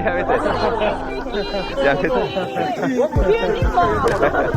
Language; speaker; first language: Japanese; non-native, fluent; French